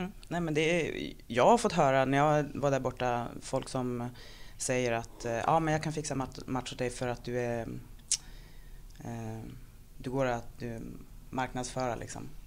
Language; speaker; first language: Swedish; native; Swedish